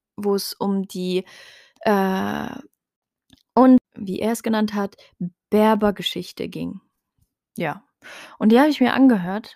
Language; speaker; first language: German; early bilingual, other home language; Riffian